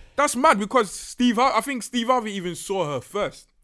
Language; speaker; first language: English; non-native, local second language; Akan